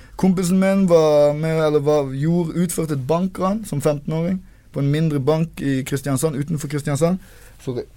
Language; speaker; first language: Norwegian; native; Norwegian